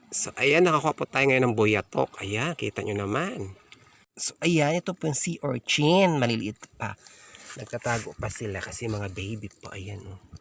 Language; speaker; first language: Filipino; non-native, local second language; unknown